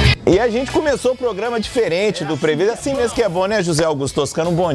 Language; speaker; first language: Portuguese; native; Portuguese